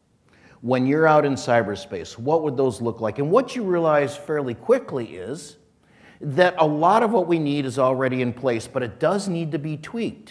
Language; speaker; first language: English; native; English